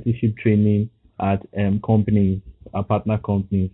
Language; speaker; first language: English; non-native, local second language; Yoruba